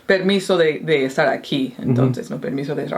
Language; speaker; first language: Spanish; non-native, fluent; English